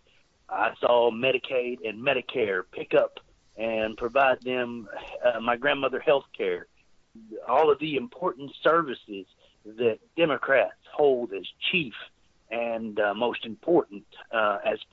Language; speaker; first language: English; native; English